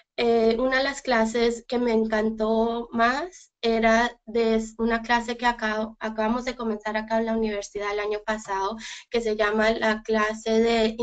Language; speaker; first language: Spanish; early bilingual, heritage; Spanish